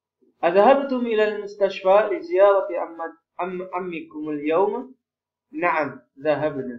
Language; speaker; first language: Arabic; non-native, fluent; Indonesian